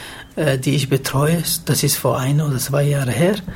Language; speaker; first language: German; non-native, fluent; Somali